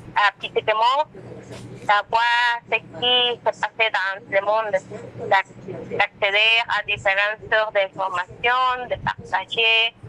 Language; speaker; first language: French; non-native, learner; Spanish